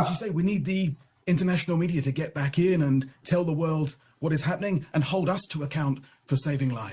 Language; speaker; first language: English; native; English